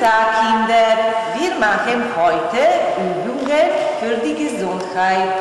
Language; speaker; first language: German; non-native, learner; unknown